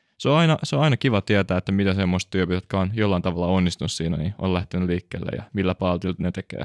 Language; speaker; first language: Finnish; native; Finnish